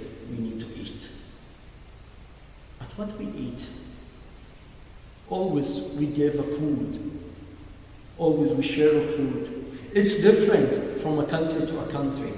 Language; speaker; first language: English; non-native, learner; Arabic